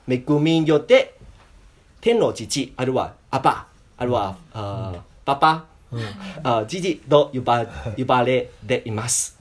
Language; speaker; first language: Japanese; non-native, learner; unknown